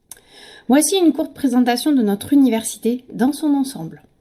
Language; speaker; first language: French; native; French